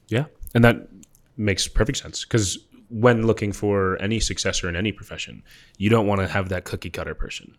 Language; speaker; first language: English; native; English